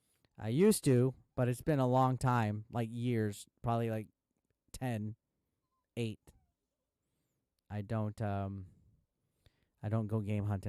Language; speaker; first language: English; native; English